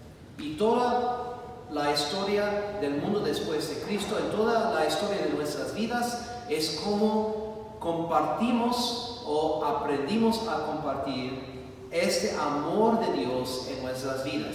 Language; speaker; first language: Spanish; non-native, fluent; English